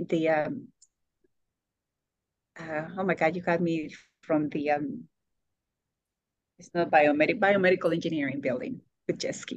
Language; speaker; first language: English; non-native, fluent; Spanish